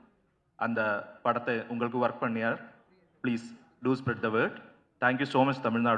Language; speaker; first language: Tamil; non-native, learner; Malayalam